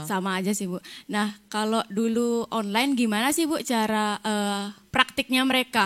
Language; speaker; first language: Indonesian; native; Indonesian